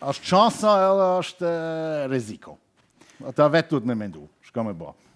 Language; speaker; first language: Albanian; non-native, learner; German